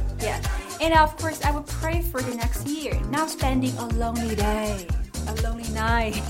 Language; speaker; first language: English; non-native, fluent; Chinese